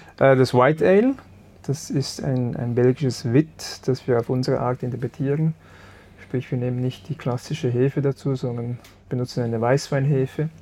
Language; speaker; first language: German; early bilingual, other home language; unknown